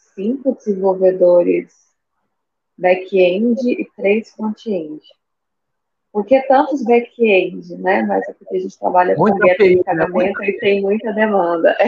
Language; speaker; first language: Portuguese; native; Portuguese